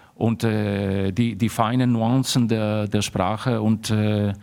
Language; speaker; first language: German; early bilingual, heritage; German